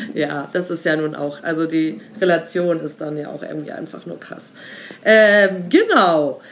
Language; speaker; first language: German; native; German